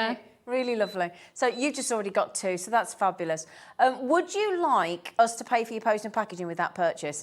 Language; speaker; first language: English; native; English